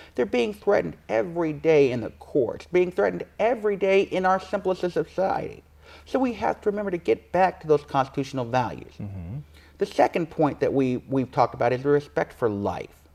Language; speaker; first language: English; native; English